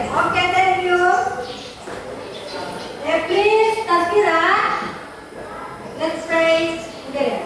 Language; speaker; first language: English; non-native, learner; Indonesian